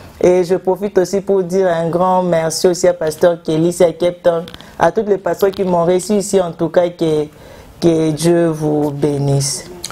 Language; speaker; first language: French; non-native, local second language; Lingala